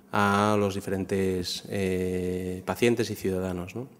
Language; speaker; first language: Spanish; non-native, local second language; Catalan